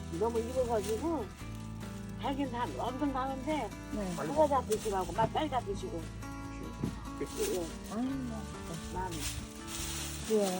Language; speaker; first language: Korean; non-native, learner; Thai